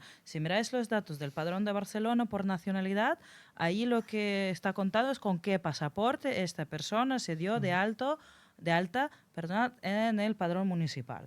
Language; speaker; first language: Spanish; non-native, fluent; Russian